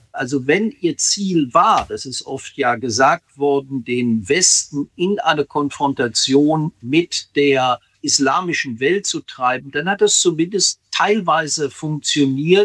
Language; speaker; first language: German; native; German